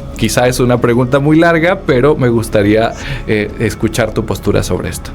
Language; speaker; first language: Spanish; native; Spanish